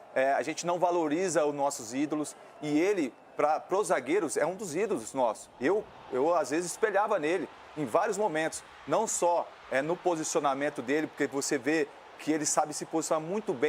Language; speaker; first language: Portuguese; native; Portuguese